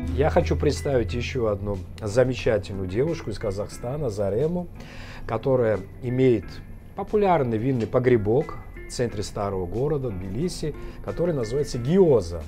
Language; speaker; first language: Russian; non-native, local second language; Georgian